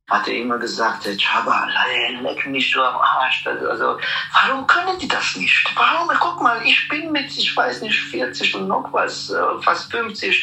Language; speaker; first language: German; non-native, fluent; Hungarian